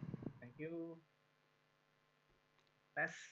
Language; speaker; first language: English; non-native, fluent; Indonesian